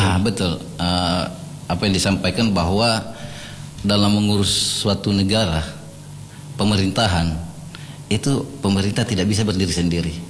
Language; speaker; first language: Indonesian; non-native, local second language; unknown